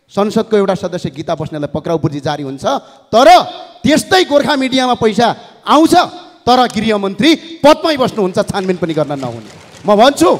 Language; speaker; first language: Nepali; native; Nepali